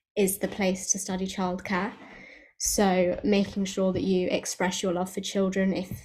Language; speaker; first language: English; native; English